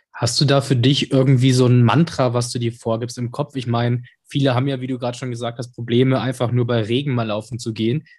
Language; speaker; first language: German; native; German